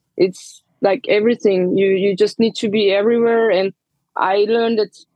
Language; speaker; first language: English; non-native, fluent; Romanian